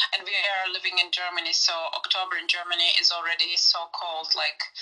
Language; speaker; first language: English; non-native, fluent; Turkish